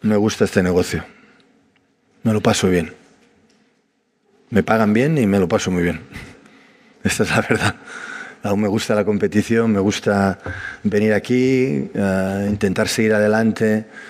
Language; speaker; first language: Spanish; non-native, local second language; Catalan